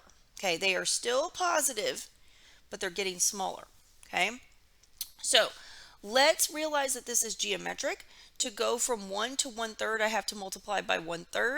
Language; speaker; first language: English; native; English